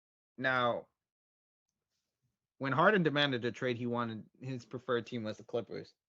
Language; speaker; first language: English; native; English